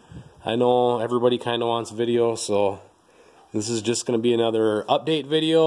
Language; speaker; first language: English; native; English